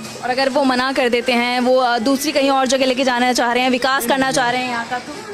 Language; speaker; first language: Hindi; native; Hindi